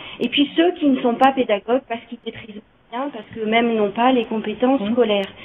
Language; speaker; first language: French; native; French